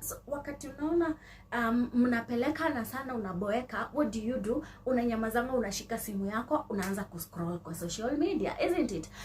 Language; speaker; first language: Swahili; non-native, local second language; Kikuyu